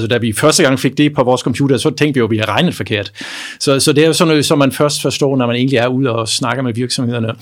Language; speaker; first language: Danish; non-native, fluent; German